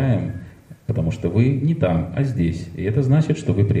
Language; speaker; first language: Russian; native; Russian